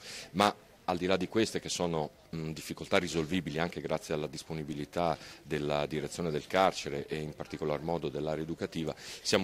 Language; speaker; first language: Italian; native; Italian